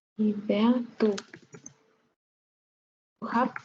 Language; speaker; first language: English; non-native, learner; Spanish